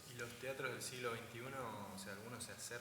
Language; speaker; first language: Spanish; native; Spanish